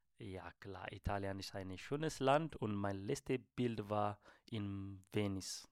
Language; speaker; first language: German; non-native, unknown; Amharic